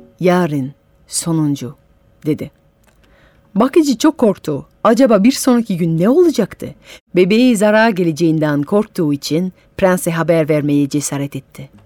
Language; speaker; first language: Turkish; non-native, fluent; French